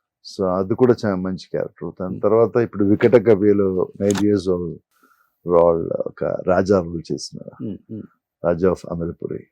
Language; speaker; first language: Telugu; non-native, local second language; Malayalam